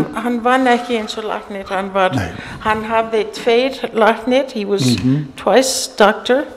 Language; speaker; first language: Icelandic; early bilingual, heritage; English